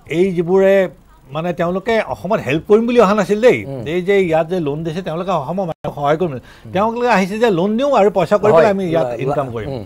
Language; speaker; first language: Assamese; native; Assamese